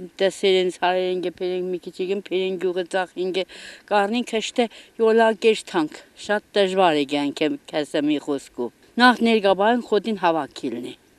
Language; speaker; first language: Armenian; native; Armenian